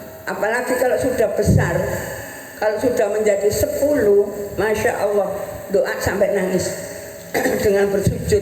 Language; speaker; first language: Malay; non-native, local second language; Javanese